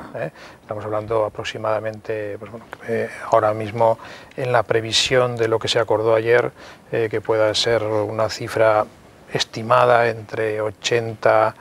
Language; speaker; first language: Spanish; native; Spanish